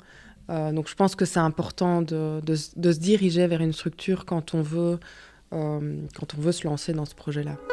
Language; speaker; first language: French; native; French